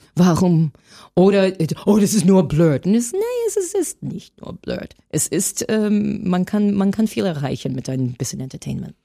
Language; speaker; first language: German; non-native, fluent; English